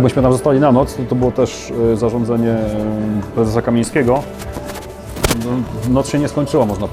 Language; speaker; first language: Polish; native; Polish